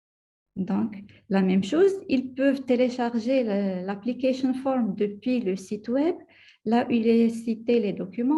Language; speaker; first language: French; non-native, local second language; Arabic